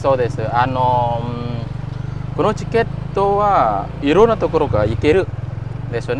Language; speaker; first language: Japanese; non-native, fluent; Khmer